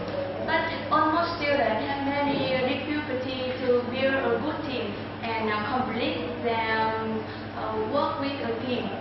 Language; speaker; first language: English; non-native, learner; Vietnamese